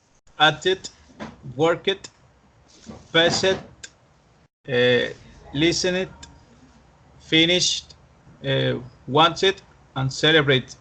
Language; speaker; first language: English; non-native, learner; Spanish